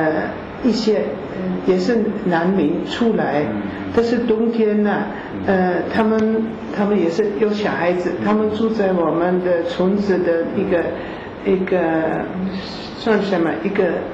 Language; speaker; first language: Chinese; non-native, fluent; German